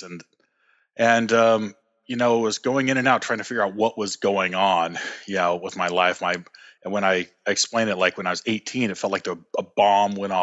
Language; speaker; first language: English; native; English